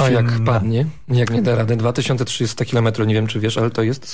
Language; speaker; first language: Polish; native; Polish